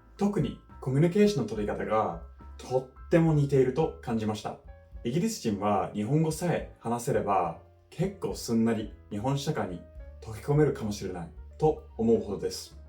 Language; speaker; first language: Japanese; non-native, fluent; English